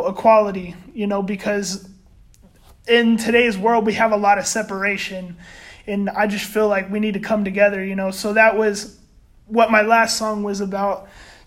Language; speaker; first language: English; native; English